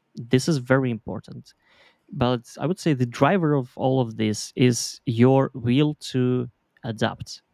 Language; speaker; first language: English; non-native, fluent; Belarusian